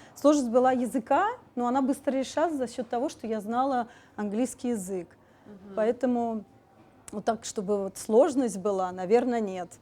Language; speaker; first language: Russian; native; Russian